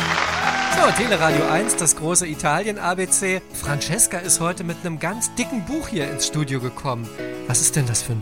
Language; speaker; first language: German; native; German